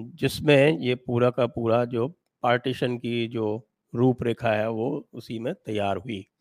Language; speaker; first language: Hindi; native; Hindi